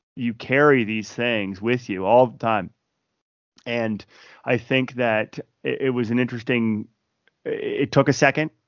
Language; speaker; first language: English; native; English